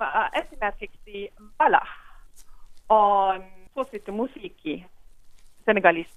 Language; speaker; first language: Finnish; non-native, fluent; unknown